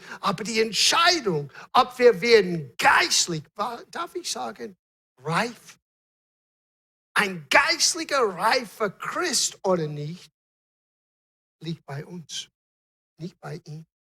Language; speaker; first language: German; non-native, fluent; English